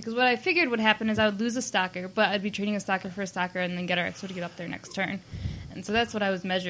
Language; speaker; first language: English; native; English